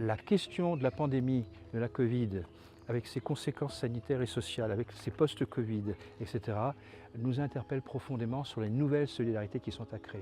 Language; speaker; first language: French; native; French